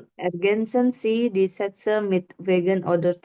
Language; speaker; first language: German; non-native, learner; Indonesian